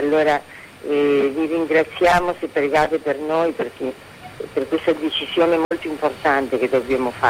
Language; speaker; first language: Italian; native; Italian